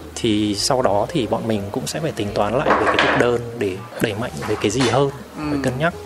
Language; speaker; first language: Vietnamese; native; Vietnamese